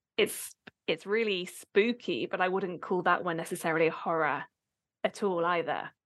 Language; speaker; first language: English; native; English